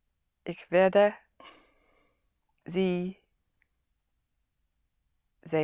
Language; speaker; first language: German; non-native, learner; English